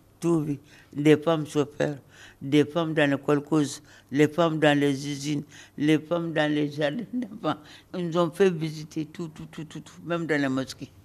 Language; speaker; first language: French; non-native, local second language; Bambara